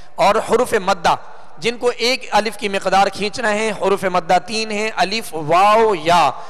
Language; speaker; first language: Urdu; native; Urdu